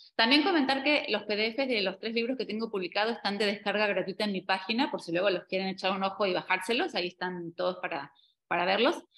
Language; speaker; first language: Spanish; native; Spanish